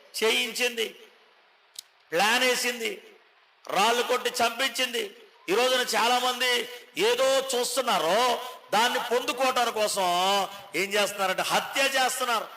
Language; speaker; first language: Telugu; native; Telugu